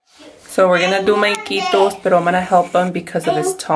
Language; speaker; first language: English; early bilingual, other home language; Spanish